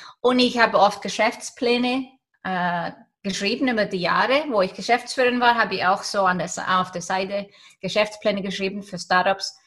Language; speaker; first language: German; non-native, fluent; Icelandic